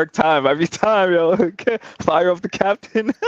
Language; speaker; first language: English; native; English